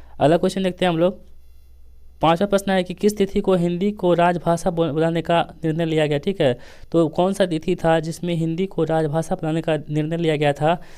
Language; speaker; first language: Hindi; native; Hindi